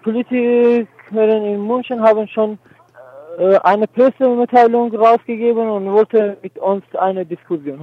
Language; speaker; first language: German; non-native, learner; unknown